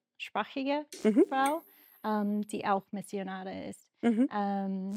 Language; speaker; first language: German; non-native, fluent; English